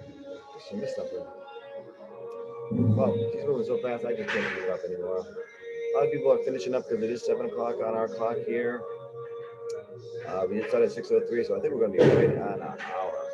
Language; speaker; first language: English; native; English